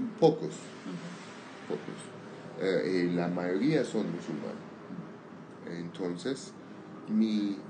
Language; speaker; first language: Spanish; non-native, learner; Armenian